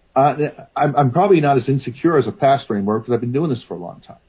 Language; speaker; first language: English; native; English